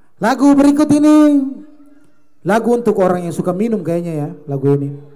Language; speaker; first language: Indonesian; native; Indonesian